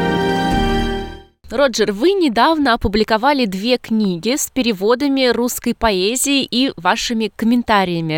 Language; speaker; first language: Russian; native; Russian